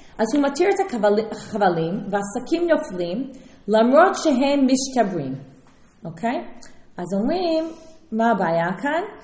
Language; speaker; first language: Hebrew; non-native, fluent; English